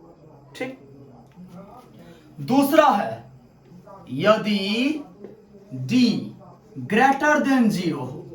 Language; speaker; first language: Hindi; native; Hindi